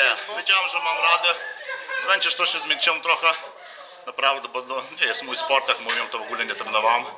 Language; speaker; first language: Polish; non-native, fluent; Lithuanian